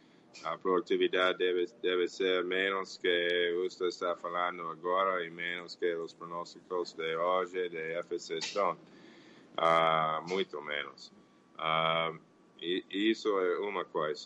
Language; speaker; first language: Portuguese; non-native, fluent; English